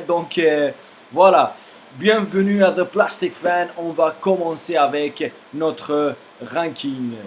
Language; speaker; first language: French; non-native, fluent; Spanish